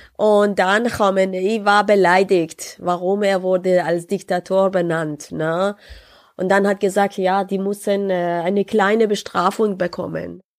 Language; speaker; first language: German; non-native, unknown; Persian